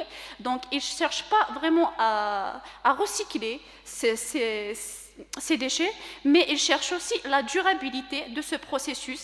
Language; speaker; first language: French; non-native, local second language; Kabyle